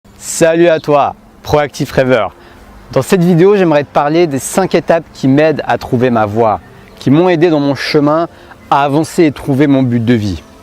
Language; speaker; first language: French; native; French